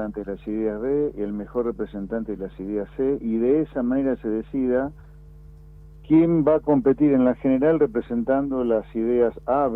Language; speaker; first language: Spanish; native; Spanish